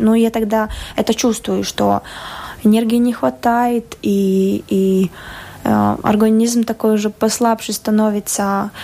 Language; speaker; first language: Russian; non-native, local second language; Latvian